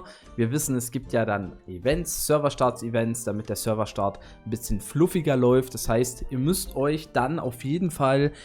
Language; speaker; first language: German; native; German